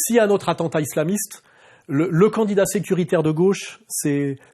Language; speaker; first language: French; native; French